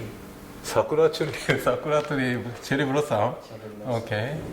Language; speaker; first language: English; non-native, learner; Japanese